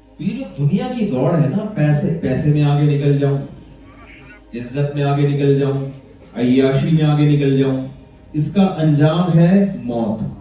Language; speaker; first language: Urdu; native; Urdu